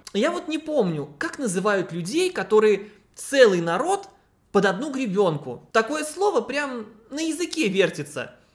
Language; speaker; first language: Russian; native; Russian